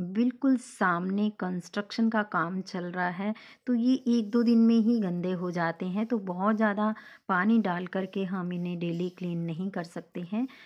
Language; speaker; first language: Hindi; native; Hindi